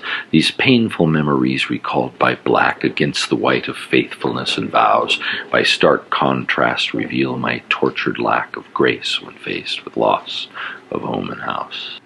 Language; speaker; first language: English; native; English